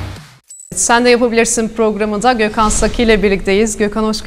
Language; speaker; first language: Turkish; native; Turkish